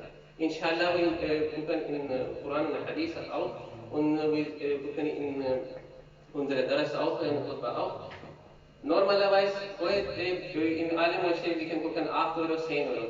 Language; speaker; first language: German; non-native, learner; Urdu